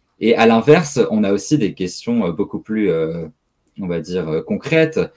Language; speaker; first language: French; native; French